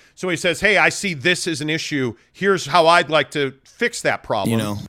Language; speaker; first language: English; native; English